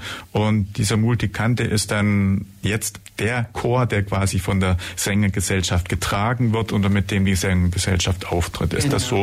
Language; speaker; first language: German; native; German